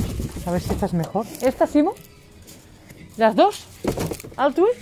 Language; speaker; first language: Spanish; native; Spanish